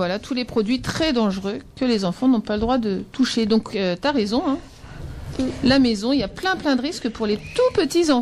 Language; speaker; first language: French; native; French